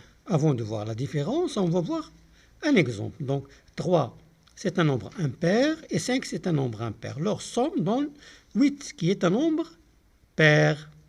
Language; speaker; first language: French; non-native, local second language; Arabic